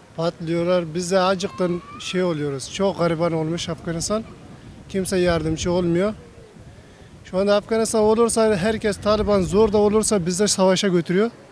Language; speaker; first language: Turkish; non-native, learner; Persian